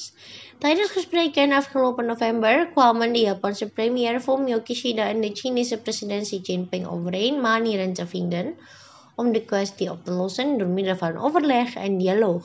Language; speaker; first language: Dutch; non-native, fluent; Indonesian